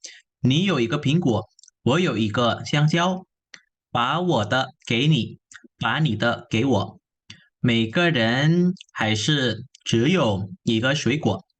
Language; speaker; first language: Chinese; non-native, fluent; Indonesian